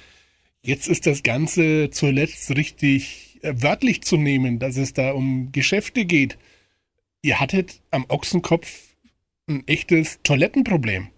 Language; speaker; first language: German; native; German